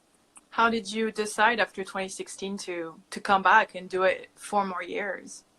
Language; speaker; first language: English; native; English